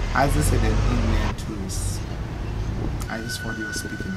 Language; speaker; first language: English; non-native, fluent; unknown